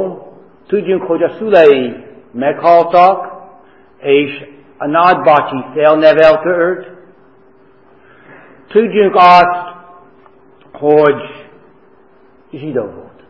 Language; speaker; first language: Hungarian; non-native, fluent; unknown